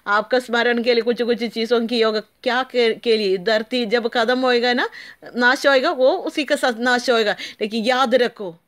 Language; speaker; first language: Hindi; non-native, local second language; Malayalam